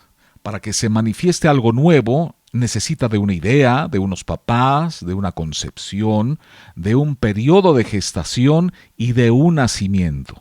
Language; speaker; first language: Spanish; native; Spanish